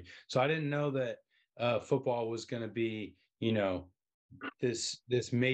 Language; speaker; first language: English; native; English